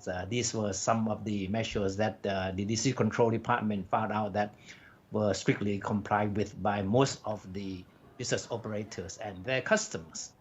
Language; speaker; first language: English; non-native, fluent; Thai